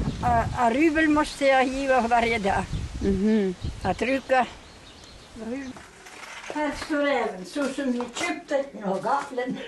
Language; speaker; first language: Swedish; early bilingual, heritage; Swedish